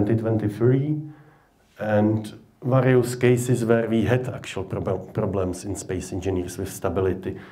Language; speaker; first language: English; non-native, fluent; Czech